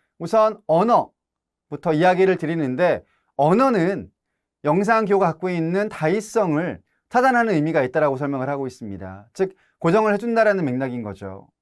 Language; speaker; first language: Korean; native; Korean